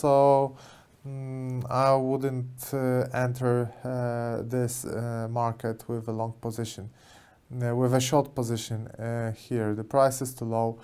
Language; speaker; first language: English; non-native, fluent; Polish